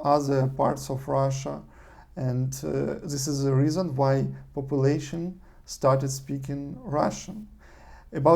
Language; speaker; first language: English; non-native, learner; Russian